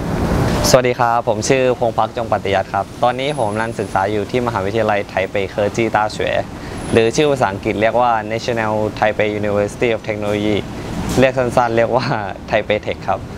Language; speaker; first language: Thai; native; Thai